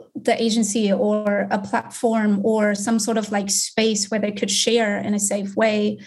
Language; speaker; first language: English; non-native, fluent; German